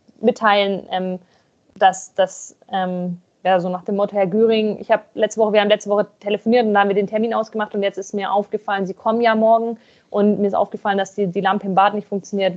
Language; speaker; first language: German; native; German